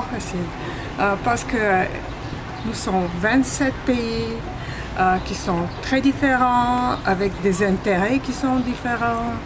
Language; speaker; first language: French; non-native, fluent; Bulgarian